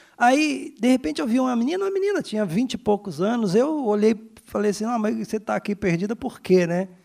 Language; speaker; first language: Portuguese; native; Portuguese